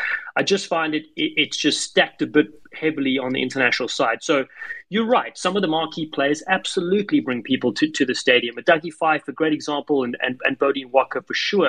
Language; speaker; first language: English; native; English